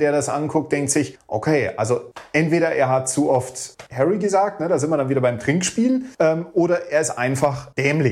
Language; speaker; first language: German; native; German